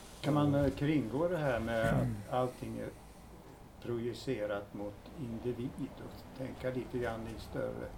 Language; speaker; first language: Swedish; native; Swedish